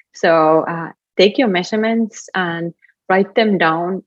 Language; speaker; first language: English; non-native, fluent; Finnish